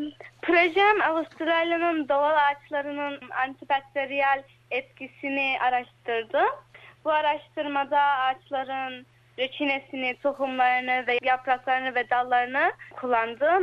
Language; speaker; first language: Turkish; early bilingual, heritage; Turkish